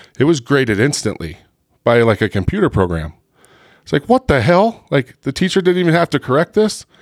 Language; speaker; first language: English; native; English